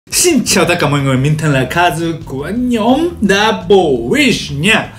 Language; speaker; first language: Vietnamese; non-native, learner; Japanese